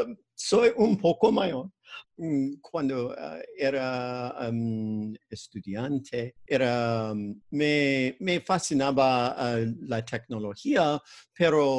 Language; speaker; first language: Spanish; non-native, learner; English